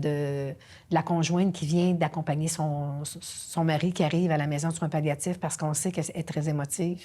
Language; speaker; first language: French; native; French